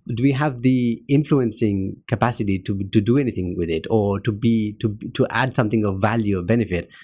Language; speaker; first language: English; native; English